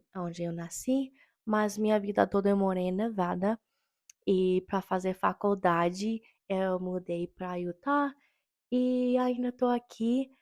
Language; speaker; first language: Portuguese; non-native, fluent; English